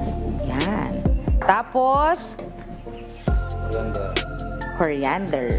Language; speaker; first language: Filipino; native; Filipino